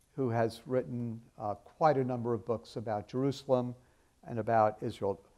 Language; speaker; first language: English; native; English